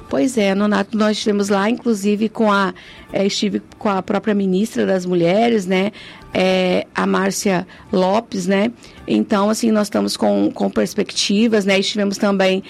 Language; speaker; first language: Portuguese; native; Portuguese